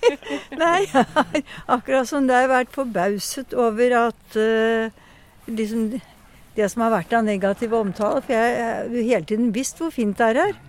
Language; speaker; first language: Norwegian; native; Norwegian